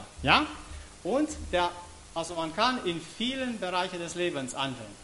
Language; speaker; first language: German; non-native, fluent; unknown